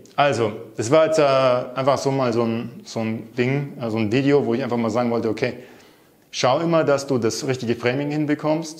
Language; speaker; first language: German; native; German